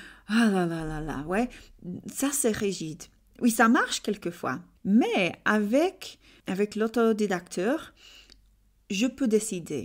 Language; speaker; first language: French; non-native, learner; English